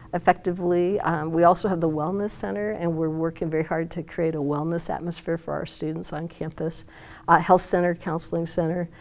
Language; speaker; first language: English; native; English